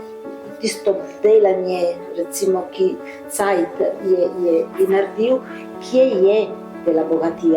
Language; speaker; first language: Slovenian; early bilingual, heritage; Slovenian